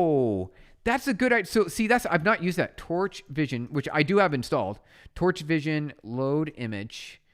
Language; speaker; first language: English; native; English